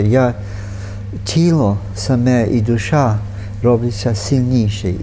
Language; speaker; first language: Ukrainian; early bilingual, heritage; Ukrainian